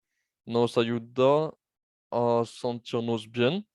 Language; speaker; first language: Spanish; non-native, fluent; French